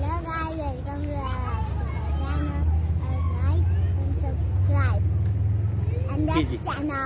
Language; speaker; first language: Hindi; early bilingual, heritage; Hindi